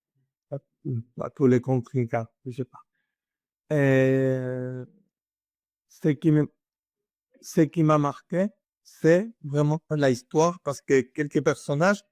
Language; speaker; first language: French; non-native, learner; Spanish